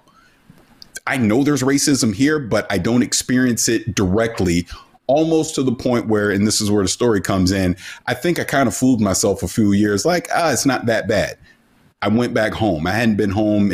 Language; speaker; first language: English; native; English